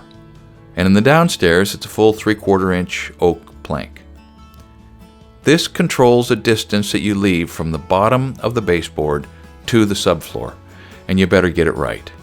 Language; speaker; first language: English; native; English